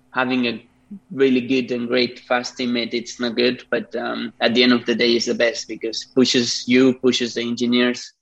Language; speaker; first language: English; non-native, fluent; Spanish